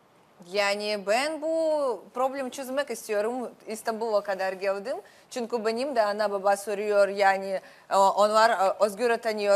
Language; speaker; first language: Turkish; non-native, learner; Russian